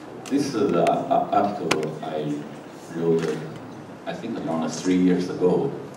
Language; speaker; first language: English; non-native, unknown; Chinese